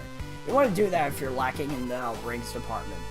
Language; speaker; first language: English; native; English